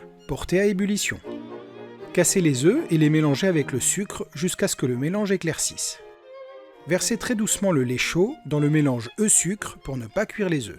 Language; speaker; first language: French; native; French